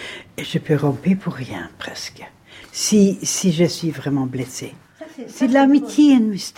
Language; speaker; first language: French; non-native, fluent; Swedish